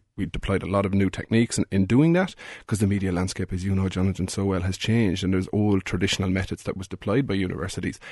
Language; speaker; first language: English; native; English